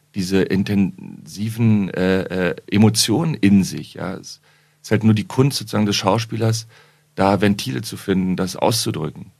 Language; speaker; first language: German; native; German